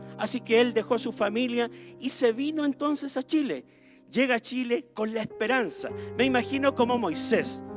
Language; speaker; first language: Spanish; native; Spanish